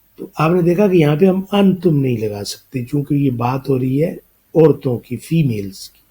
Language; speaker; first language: Urdu; native; Urdu